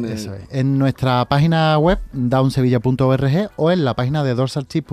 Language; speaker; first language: Spanish; native; Spanish